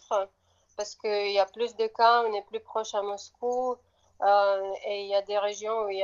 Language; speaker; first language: French; non-native, fluent; Russian